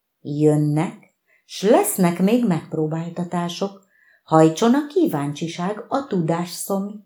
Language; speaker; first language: Hungarian; native; Hungarian